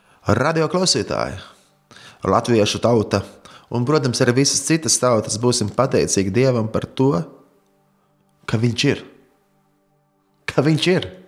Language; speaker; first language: Latvian; native; Latvian